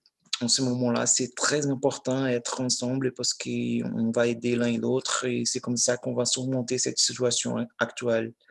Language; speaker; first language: French; non-native, learner; Portuguese